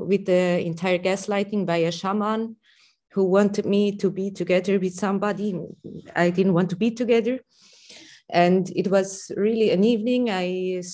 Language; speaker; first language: English; non-native, fluent; German